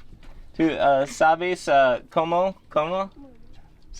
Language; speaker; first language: Spanish; non-native, learner; English